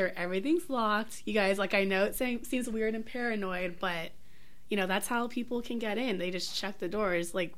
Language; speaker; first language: English; native; English